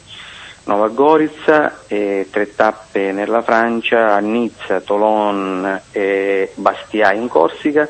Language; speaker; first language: Italian; native; Italian